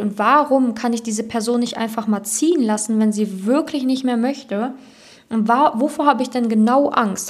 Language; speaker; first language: German; native; German